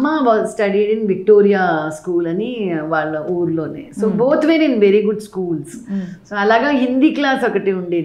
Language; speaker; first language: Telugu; non-native, local second language; Malayalam